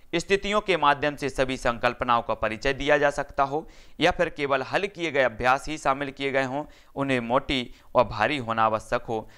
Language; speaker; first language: Hindi; native; Hindi